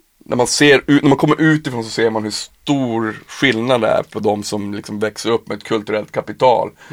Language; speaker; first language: Swedish; native; Swedish